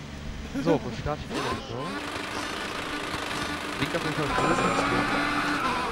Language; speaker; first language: German; native; German